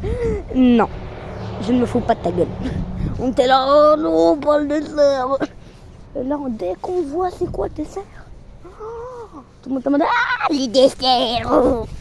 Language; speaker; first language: French; native; French